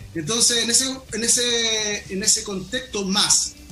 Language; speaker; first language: Spanish; native; Spanish